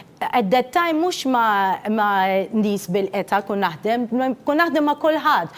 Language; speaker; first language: Maltese; non-native, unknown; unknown